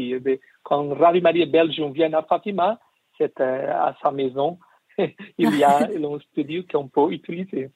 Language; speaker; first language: French; non-native, learner; Portuguese